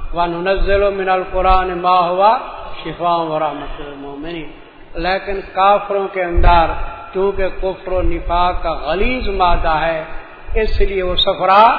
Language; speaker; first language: Urdu; non-native, local second language; Saraiki